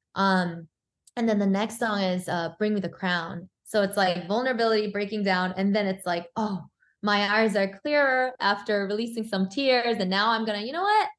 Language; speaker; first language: English; early bilingual, other home language; Korean